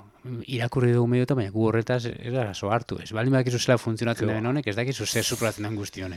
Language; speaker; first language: Basque; native; Basque